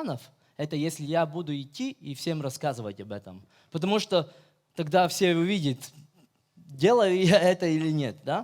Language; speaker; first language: Russian; non-native, fluent; Latvian